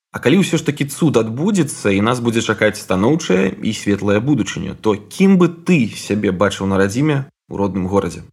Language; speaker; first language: Belarusian; non-native, local second language; Russian